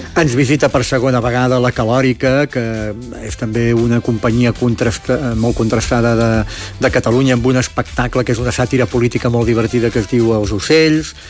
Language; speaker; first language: Catalan; native; Catalan